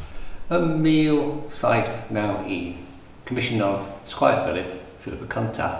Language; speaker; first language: Welsh; non-native, learner; English